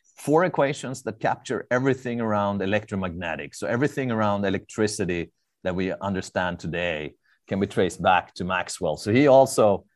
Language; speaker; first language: English; non-native, fluent; Swedish